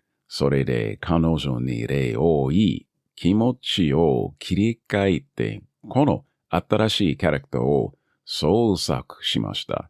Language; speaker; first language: Japanese; non-native, learner; English